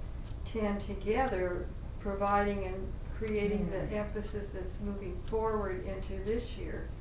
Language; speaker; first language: English; native; English